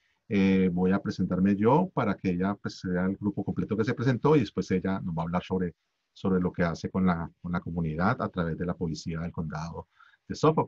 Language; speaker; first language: Spanish; native; Spanish